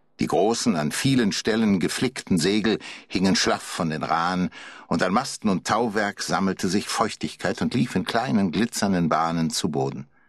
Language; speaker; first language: German; native; German